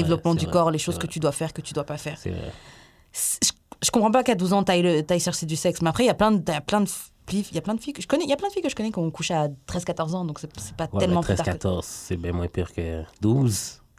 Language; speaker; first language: French; native; French